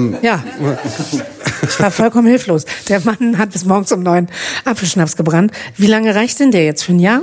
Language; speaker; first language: German; native; German